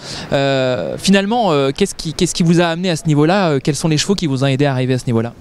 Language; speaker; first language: French; native; French